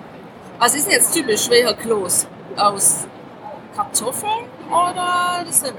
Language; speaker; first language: German; native; German